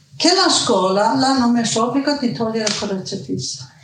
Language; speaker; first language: Italian; non-native, fluent; Persian